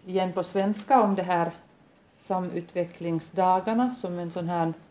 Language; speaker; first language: Swedish; non-native, local second language; Finnish